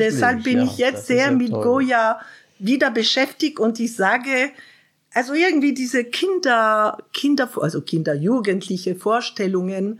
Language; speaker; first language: German; non-native, fluent; French